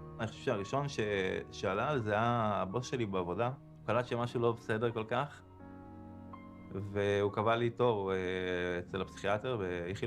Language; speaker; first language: Hebrew; native; Hebrew